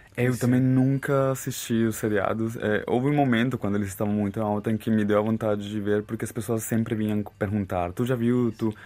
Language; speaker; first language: Portuguese; non-native, fluent; Spanish